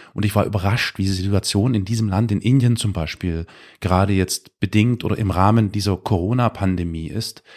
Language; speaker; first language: German; native; German